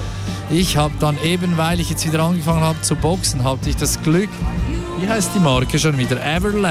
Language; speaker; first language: German; native; German